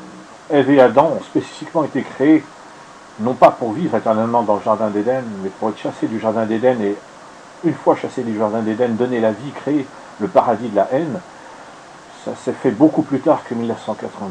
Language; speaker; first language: French; native; French